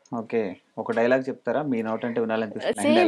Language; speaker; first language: Telugu; native; Telugu